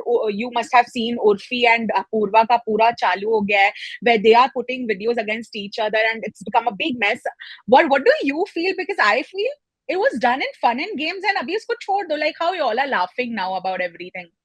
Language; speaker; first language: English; non-native, local second language; Hindi